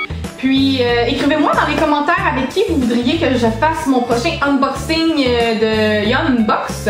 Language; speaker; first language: French; native; French